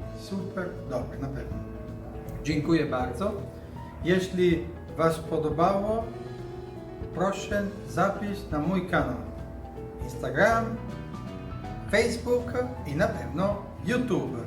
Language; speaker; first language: Polish; non-native, learner; Italian